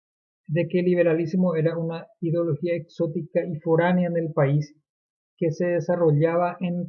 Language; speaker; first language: Spanish; native; Spanish